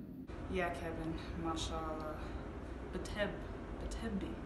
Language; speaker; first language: Arabic; non-native, learner; English